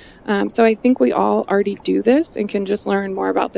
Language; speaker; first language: English; native; English